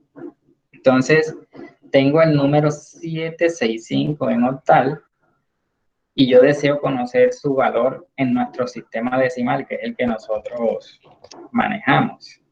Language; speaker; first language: Spanish; native; Spanish